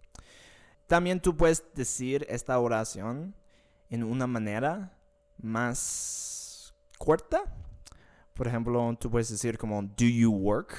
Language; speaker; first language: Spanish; non-native, fluent; English